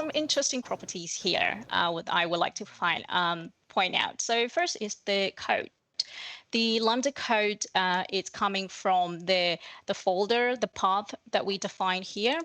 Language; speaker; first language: English; non-native, fluent; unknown